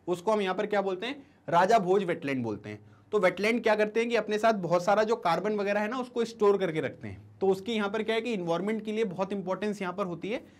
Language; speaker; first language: Hindi; native; Hindi